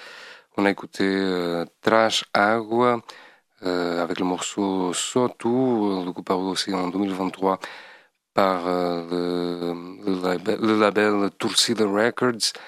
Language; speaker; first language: French; non-native, fluent; Portuguese